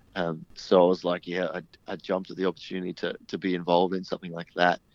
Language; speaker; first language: English; early bilingual, other home language; Hindi